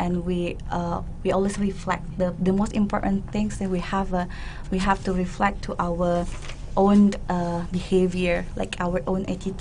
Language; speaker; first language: English; non-native, local second language; Indonesian